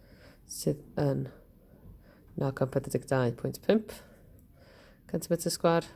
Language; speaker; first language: Welsh; native; Welsh